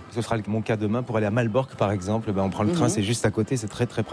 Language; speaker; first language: French; native; French